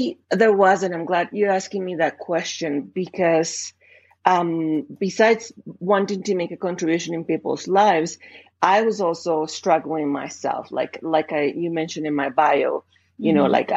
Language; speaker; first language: English; non-native, fluent; Spanish